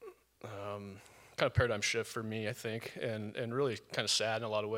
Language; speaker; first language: English; native; English